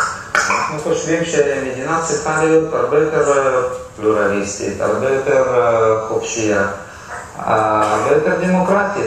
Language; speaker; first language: Hebrew; non-native, fluent; Russian